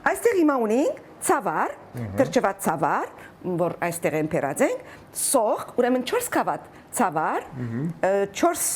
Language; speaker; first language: Armenian; early bilingual, heritage; Armenian